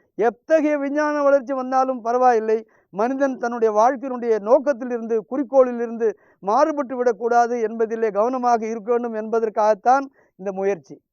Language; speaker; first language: Tamil; non-native, local second language; Hindi